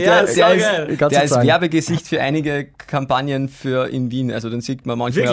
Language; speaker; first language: German; native; German